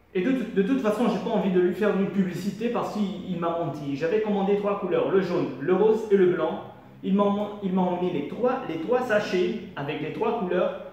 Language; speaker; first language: French; non-native, local second language; Arabic